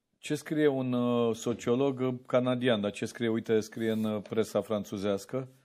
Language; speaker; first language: Romanian; native; Romanian